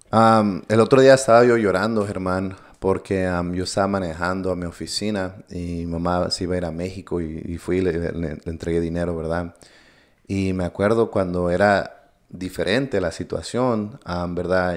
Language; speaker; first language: Spanish; early bilingual, heritage; Spanish